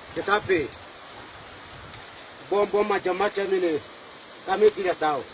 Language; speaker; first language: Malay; non-native, local second language; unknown